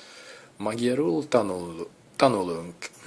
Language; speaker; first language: Hungarian; non-native, learner; English